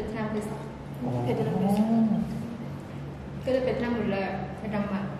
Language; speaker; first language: Korean; non-native, learner; Khmer